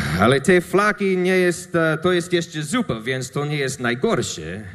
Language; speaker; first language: Polish; non-native, learner; English